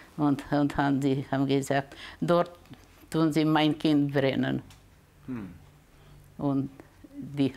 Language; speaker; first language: German; early bilingual, heritage; German